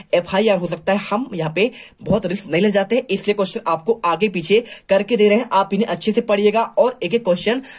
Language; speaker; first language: Hindi; native; Hindi